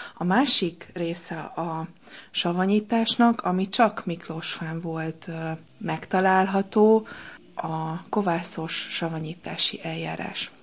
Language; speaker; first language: Hungarian; native; Hungarian